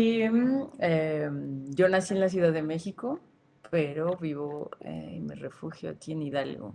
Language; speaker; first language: Spanish; native; Spanish